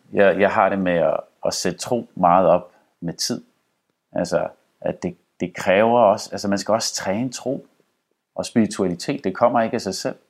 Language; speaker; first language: Danish; early bilingual, other home language; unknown